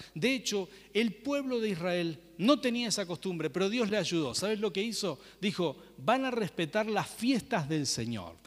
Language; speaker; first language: Spanish; native; Spanish